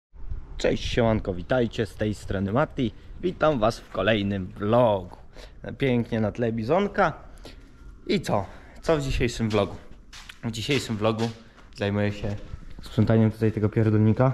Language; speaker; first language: Polish; native; Polish